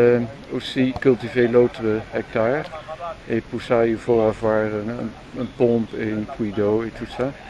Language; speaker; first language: French; non-native, learner; Dutch